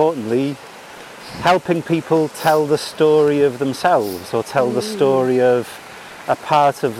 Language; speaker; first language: English; native; English